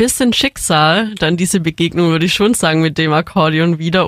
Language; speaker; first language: German; native; German